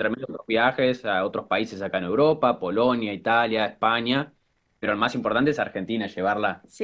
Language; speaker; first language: Spanish; native; Spanish